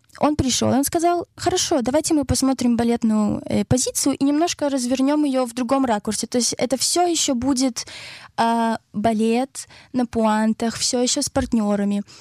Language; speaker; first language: Russian; native; Russian